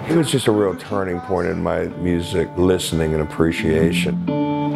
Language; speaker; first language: English; native; English